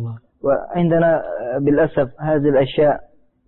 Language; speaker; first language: Arabic; non-native, learner; Turkish